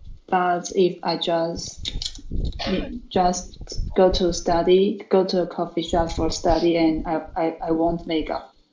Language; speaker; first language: English; non-native, learner; Chinese